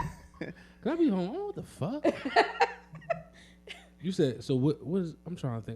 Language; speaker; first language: English; native; English